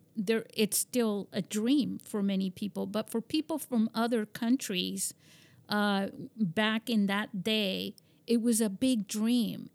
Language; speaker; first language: English; early bilingual, heritage; English